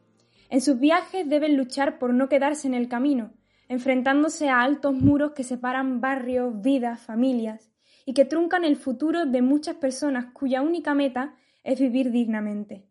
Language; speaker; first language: Spanish; native; Spanish